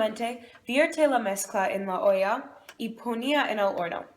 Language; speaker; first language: Spanish; non-native, learner; English